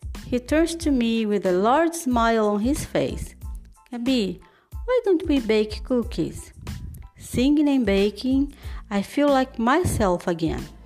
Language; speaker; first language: English; non-native, fluent; Portuguese